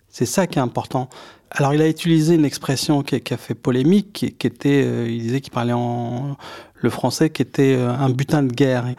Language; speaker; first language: French; early bilingual, other home language; Arabic